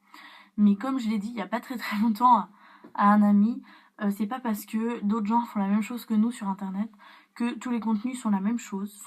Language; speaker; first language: French; native; French